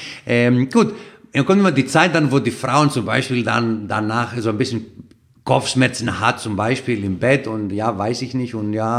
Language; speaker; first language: German; non-native, fluent; Greek